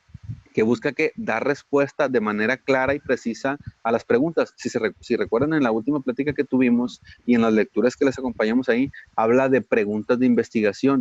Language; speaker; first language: Spanish; native; Spanish